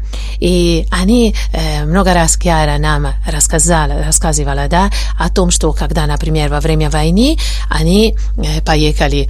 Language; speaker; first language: Russian; non-native, fluent; Italian